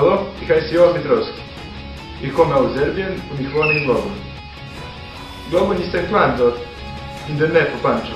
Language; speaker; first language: German; non-native, learner; Serbian